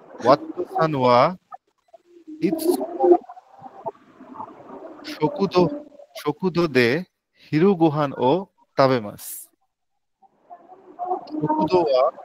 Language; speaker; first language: Japanese; non-native, learner; Bangla